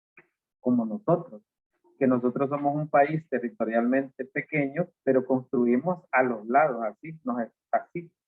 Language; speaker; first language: Spanish; native; Spanish